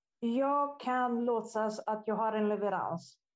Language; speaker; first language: Swedish; non-native, fluent; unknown